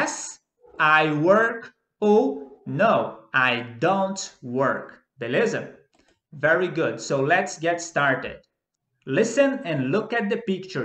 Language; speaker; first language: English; non-native, fluent; Portuguese